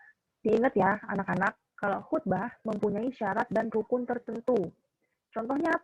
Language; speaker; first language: Indonesian; native; Indonesian